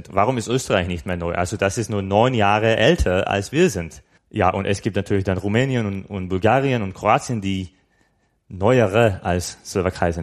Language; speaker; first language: German; non-native, fluent; Slovak